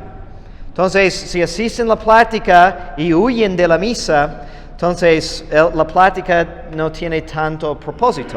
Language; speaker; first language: Spanish; non-native, fluent; English